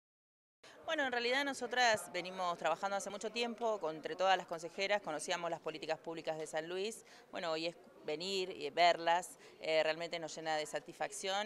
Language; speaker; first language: Spanish; native; Spanish